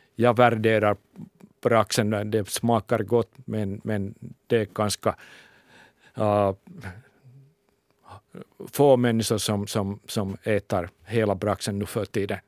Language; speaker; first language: Swedish; non-native, local second language; Finnish